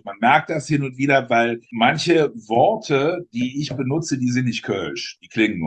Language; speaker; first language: German; native; German